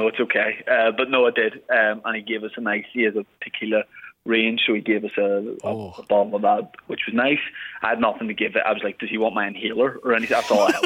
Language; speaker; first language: English; native; English